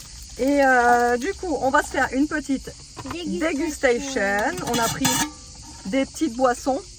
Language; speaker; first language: French; native; French